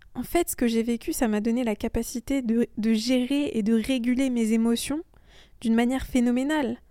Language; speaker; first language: French; early bilingual, other home language; Persian